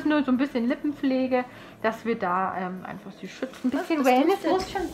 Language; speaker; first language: German; native; German